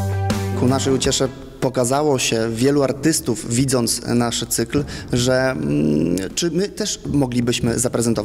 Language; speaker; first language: Polish; native; Polish